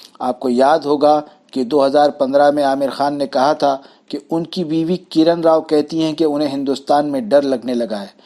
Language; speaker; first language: Urdu; native; Urdu